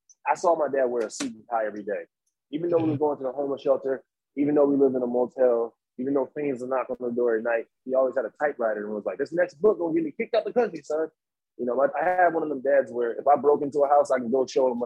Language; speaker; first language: English; native; English